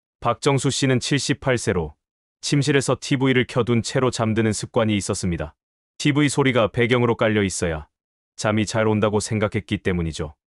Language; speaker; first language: Korean; native; Korean